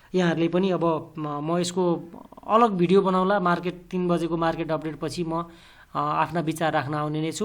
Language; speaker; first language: Nepali; native; Nepali